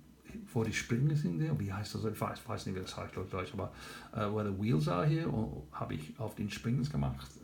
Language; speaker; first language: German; non-native, learner; English